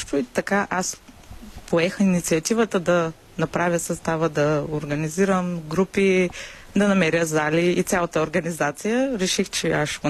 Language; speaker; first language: Bulgarian; native; Bulgarian